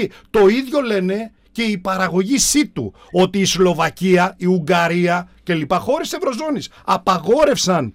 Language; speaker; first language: Greek; native; Greek